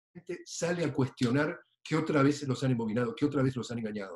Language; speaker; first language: Spanish; native; Spanish